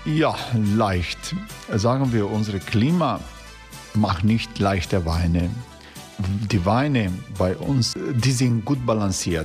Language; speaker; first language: German; non-native, learner; Croatian